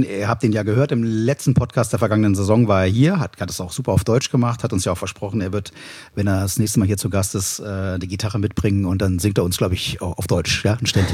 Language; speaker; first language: German; native; German